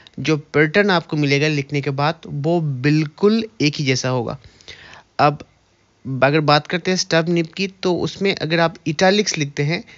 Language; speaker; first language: Hindi; native; Hindi